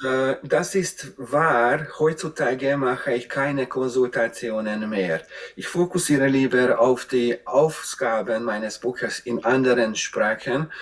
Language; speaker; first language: German; non-native, fluent; Hungarian